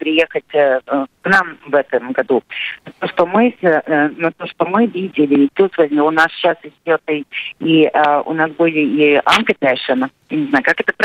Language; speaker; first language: Russian; non-native, local second language; Latvian